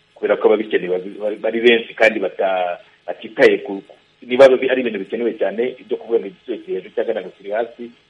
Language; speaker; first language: Kinyarwanda; native; Kinyarwanda